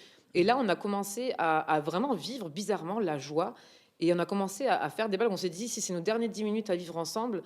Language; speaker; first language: French; native; French